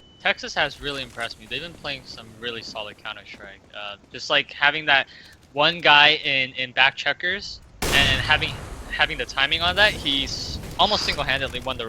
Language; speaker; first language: English; native; English